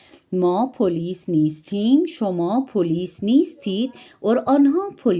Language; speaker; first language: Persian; non-native, fluent; Urdu